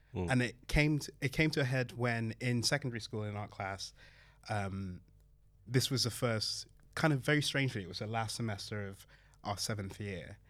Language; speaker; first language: English; early bilingual, other home language; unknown